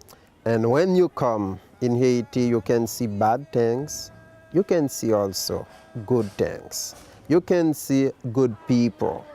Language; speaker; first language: English; non-native, local second language; Haitian Creole